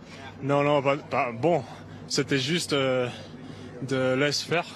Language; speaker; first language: French; non-native, fluent; English